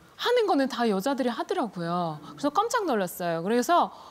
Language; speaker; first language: Korean; non-native, fluent; Russian